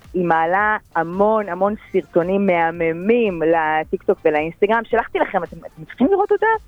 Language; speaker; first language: Hebrew; native; Hebrew